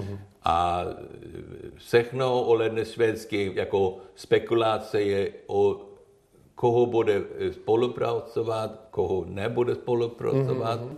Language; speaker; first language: Czech; non-native, learner; Swedish